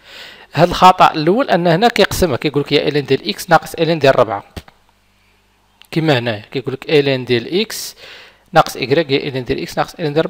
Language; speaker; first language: Arabic; native; Arabic